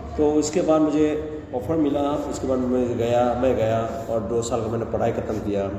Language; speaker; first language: Hindi; non-native, local second language; Manipuri